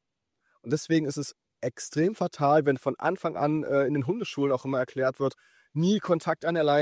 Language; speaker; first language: German; native; German